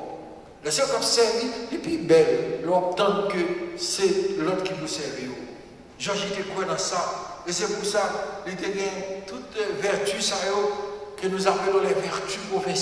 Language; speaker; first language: French; non-native, local second language; Haitian Creole